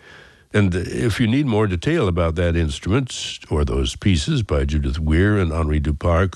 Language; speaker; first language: English; native; English